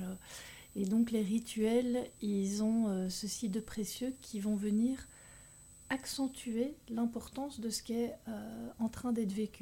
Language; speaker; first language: French; native; French